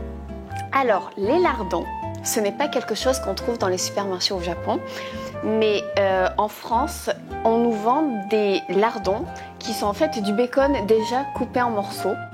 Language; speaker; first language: French; native; French